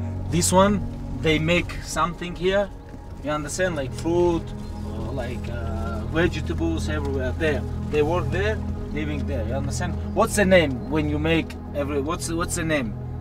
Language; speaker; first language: English; non-native, learner; Avaric